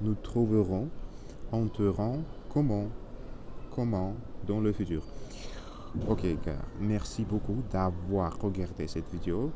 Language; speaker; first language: French; non-native, learner; Spanish